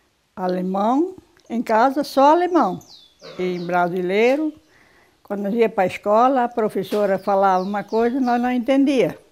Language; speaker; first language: Portuguese; non-native, local second language; German